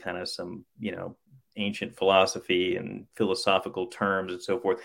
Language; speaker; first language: English; native; English